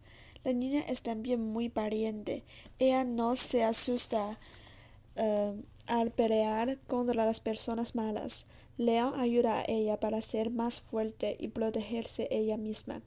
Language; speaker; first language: Spanish; non-native, learner; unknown